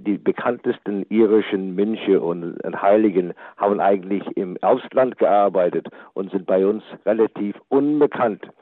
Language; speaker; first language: German; non-native, fluent; English